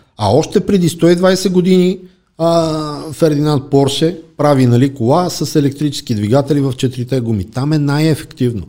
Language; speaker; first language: Bulgarian; native; Bulgarian